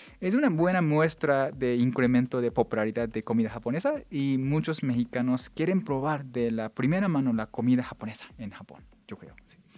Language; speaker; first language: Spanish; non-native, fluent; Japanese